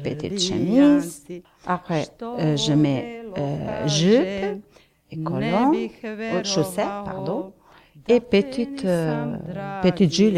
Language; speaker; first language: French; non-native, learner; Serbian